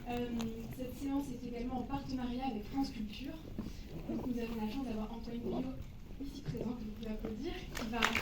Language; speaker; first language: French; native; French